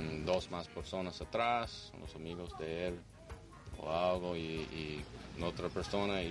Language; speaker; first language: Spanish; non-native, learner; English